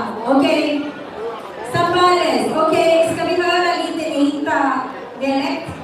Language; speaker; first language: Swedish; non-native, fluent; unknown